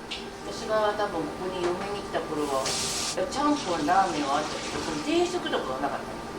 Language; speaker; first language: Japanese; native; Japanese